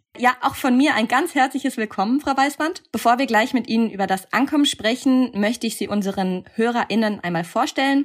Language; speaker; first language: German; native; German